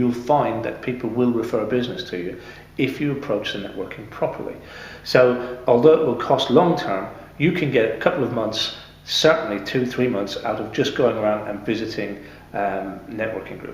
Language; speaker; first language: English; native; English